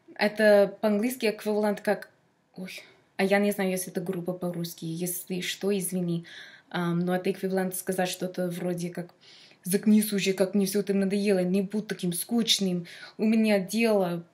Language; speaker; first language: Russian; non-native, fluent; English